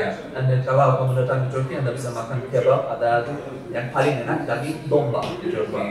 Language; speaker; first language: Indonesian; non-native, learner; Turkish